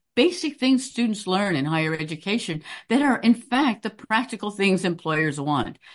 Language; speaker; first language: English; native; English